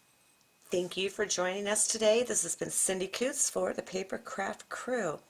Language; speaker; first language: English; native; English